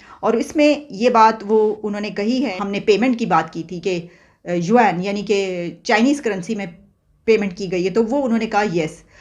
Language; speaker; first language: Urdu; native; Urdu